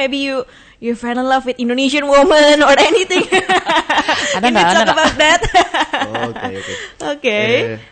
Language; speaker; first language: English; non-native, fluent; Indonesian